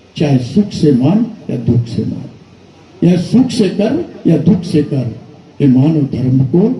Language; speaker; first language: Hindi; non-native, local second language; Marathi